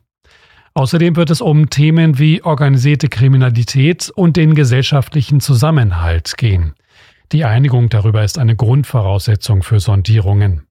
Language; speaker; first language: German; native; German